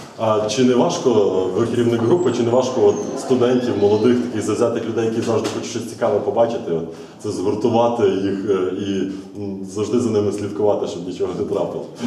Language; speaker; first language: Ukrainian; native; Ukrainian